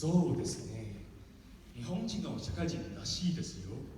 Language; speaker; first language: Japanese; non-native, learner; Min Nan Chinese